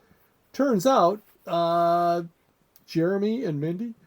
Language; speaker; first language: English; native; English